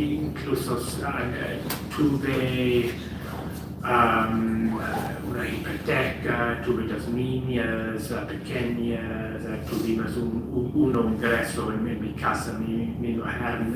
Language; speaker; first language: Spanish; non-native, fluent; English